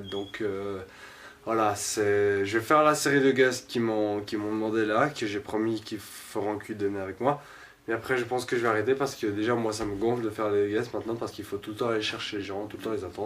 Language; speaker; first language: French; native; French